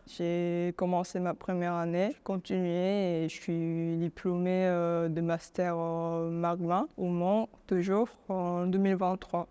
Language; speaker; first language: French; non-native, fluent; Korean